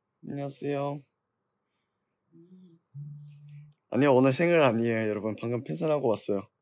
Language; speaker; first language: Korean; non-native, fluent; English